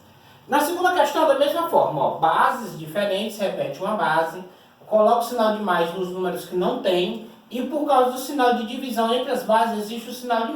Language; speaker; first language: Portuguese; native; Portuguese